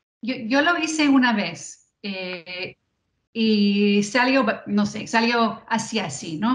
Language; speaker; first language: Spanish; non-native, fluent; English